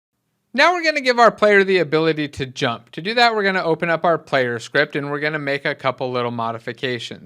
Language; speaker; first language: English; native; English